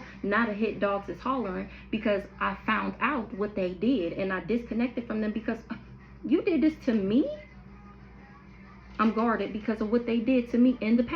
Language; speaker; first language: English; native; English